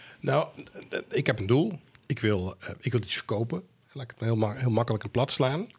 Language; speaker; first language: Dutch; native; Dutch